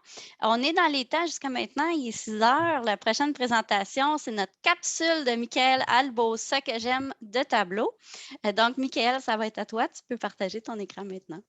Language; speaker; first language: French; native; French